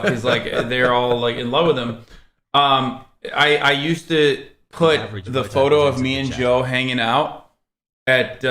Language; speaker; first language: English; native; English